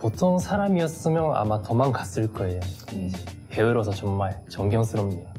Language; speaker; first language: Korean; non-native, fluent; Japanese